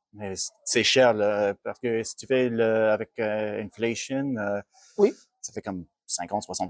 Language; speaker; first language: French; non-native, local second language; English